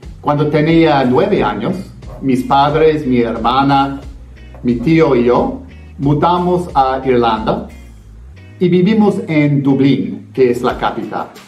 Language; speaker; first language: Spanish; non-native, fluent; English